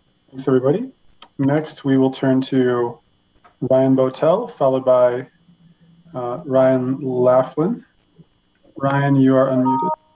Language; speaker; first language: English; native; English